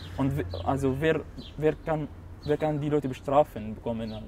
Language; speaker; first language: German; non-native, learner; Arabic